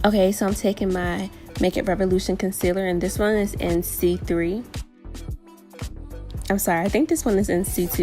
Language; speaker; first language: English; native; English